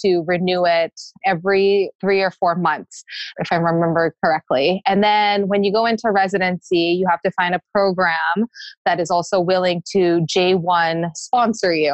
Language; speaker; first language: English; native; English